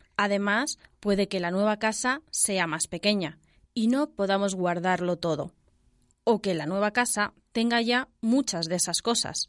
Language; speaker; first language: Spanish; native; Spanish